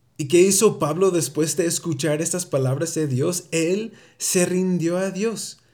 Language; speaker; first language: Spanish; early bilingual, heritage; Spanish